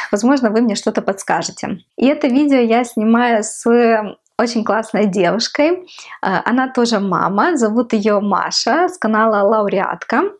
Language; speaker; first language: Russian; non-native, local second language; Ukrainian